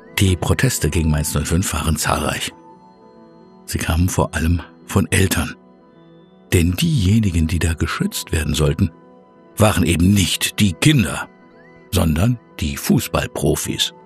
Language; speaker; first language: German; native; German